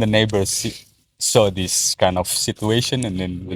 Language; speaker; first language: English; non-native, learner; Indonesian